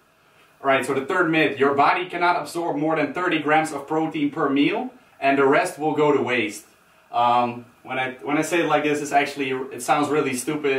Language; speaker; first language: English; non-native, fluent; Dutch